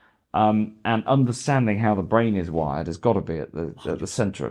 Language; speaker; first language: English; native; English